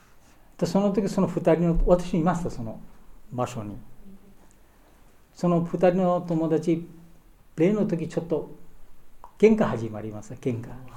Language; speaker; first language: Japanese; non-native, learner; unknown